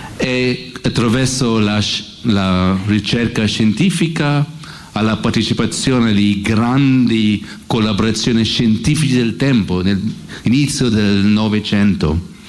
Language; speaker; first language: Italian; non-native, learner; English